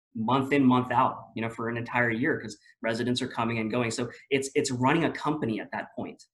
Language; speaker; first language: English; non-native, local second language; Filipino